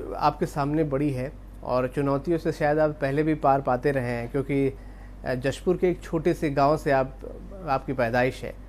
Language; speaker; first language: Hindi; native; Hindi